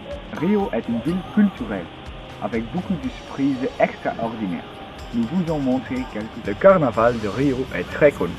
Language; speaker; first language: French; non-native, learner; Dutch